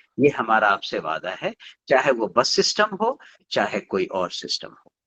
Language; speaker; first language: Hindi; native; Hindi